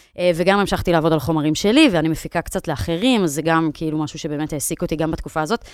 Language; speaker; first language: Hebrew; native; Hebrew